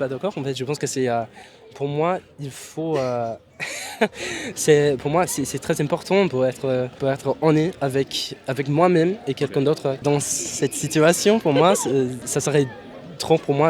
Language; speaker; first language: French; non-native, learner; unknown